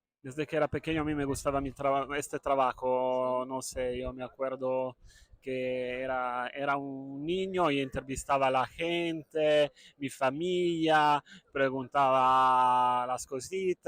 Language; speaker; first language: Spanish; non-native, fluent; Italian